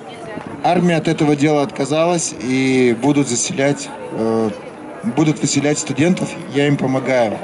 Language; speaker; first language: Russian; native; Russian